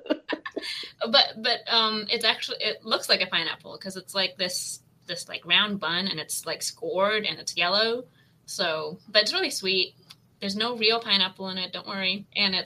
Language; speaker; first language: English; native; English